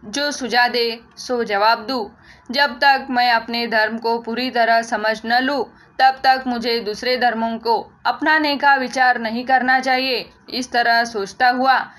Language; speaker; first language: Hindi; non-native, local second language; Marathi